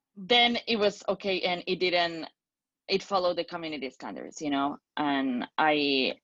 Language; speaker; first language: English; non-native, fluent; Spanish